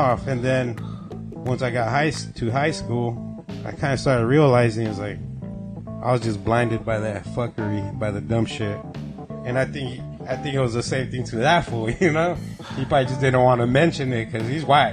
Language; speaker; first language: English; native; English